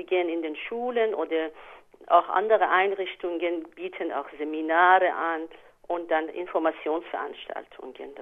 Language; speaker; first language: German; non-native, fluent; Persian